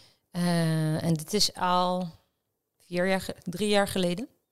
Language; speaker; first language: Dutch; non-native, fluent; Hebrew